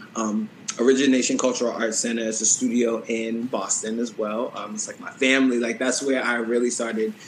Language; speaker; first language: English; native; English